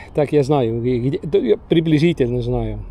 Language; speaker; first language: Russian; non-native, learner; Estonian